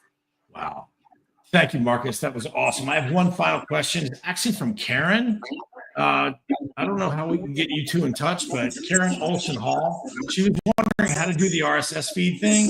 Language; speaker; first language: English; native; English